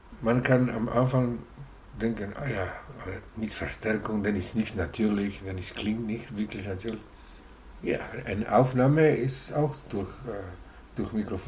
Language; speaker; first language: German; non-native, learner; Spanish